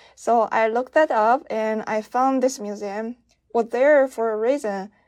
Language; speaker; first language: English; non-native, fluent; Chinese